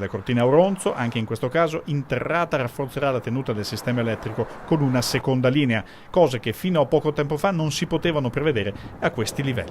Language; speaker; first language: Italian; native; Italian